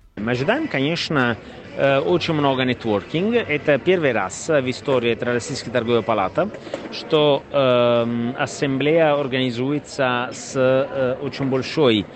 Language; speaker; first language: Russian; non-native, fluent; Italian